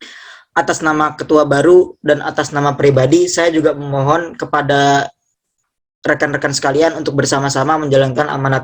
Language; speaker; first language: Malay; native; Malay